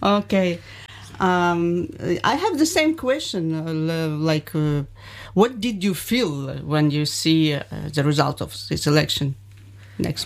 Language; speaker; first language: English; non-native, learner; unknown